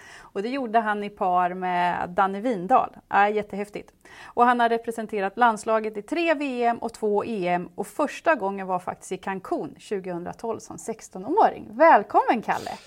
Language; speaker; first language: Swedish; native; Swedish